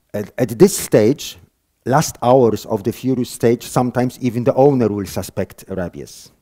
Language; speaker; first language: English; non-native, fluent; Polish